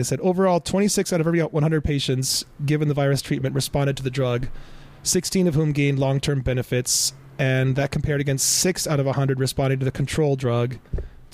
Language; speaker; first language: English; native; English